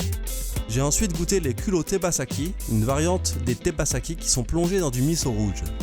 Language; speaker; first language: French; native; French